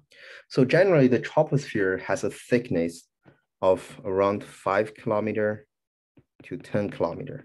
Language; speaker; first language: English; non-native, fluent; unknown